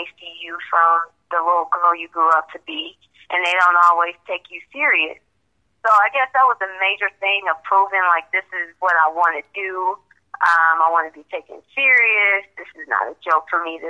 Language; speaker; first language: English; native; English